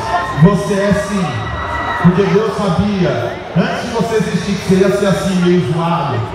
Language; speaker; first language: Portuguese; native; Portuguese